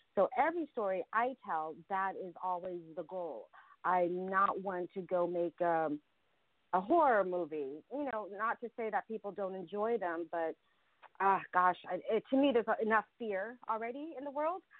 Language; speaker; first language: English; early bilingual, other home language; Russian